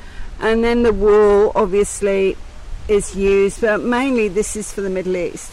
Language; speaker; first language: English; native; English